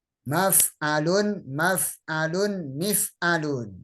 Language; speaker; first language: Arabic; non-native, fluent; Indonesian